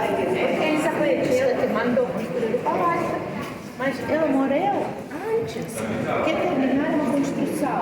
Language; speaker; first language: Portuguese; non-native, fluent; Russian